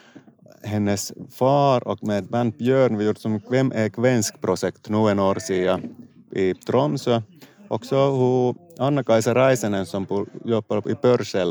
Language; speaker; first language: Swedish; non-native, local second language; Finnish